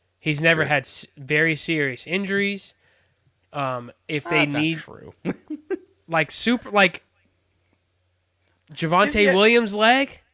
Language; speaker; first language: English; native; English